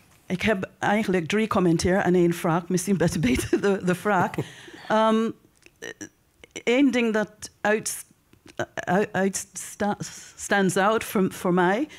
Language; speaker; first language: Dutch; non-native, learner; English